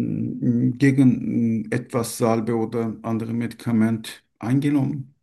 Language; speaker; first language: German; non-native, learner; Turkish